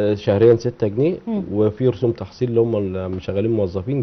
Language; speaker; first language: Arabic; native; Arabic